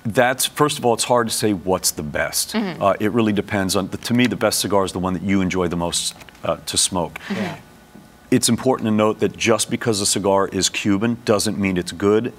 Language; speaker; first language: English; native; English